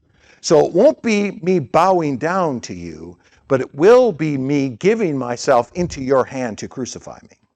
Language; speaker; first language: English; native; English